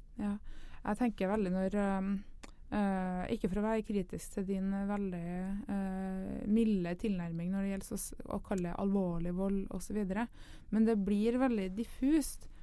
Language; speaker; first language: Norwegian; native; Norwegian